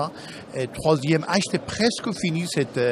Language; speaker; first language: French; non-native, fluent; Persian